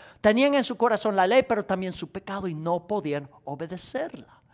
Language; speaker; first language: Spanish; native; Spanish